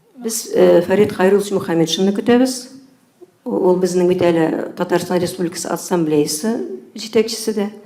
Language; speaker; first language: Tatar; native; Tatar